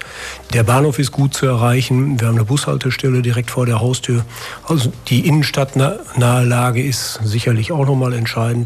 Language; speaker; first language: German; native; German